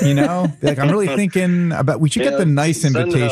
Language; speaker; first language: English; native; English